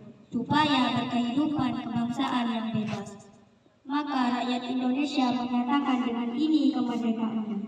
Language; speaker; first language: Indonesian; native; Indonesian